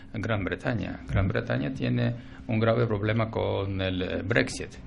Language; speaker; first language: Spanish; non-native, fluent; Russian